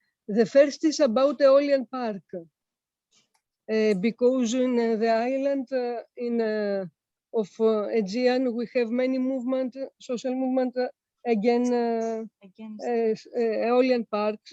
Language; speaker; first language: English; non-native, learner; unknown